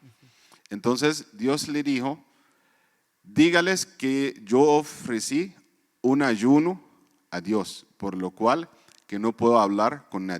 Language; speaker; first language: Spanish; non-native, fluent; Arabic